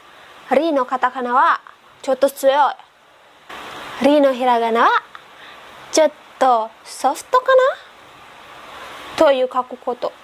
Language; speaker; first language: Japanese; non-native, learner; Indonesian